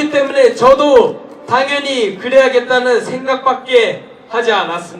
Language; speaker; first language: Korean; native; Korean